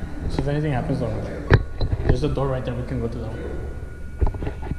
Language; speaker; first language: English; early bilingual, other home language; Spanish